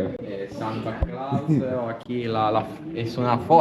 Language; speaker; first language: Spanish; non-native, learner; Italian